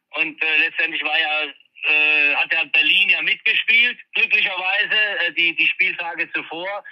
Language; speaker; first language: German; native; German